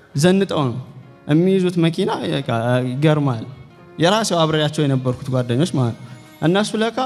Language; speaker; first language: Amharic; native; Amharic